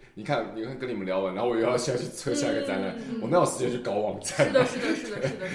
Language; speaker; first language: Chinese; native; Chinese